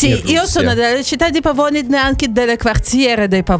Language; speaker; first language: Italian; non-native, learner; Russian